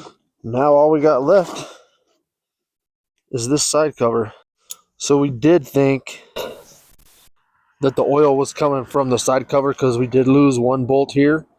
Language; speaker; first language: English; native; English